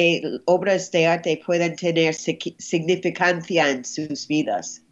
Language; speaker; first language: Spanish; non-native, fluent; English